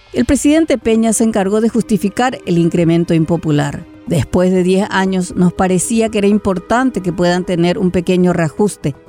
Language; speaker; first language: Spanish; native; Spanish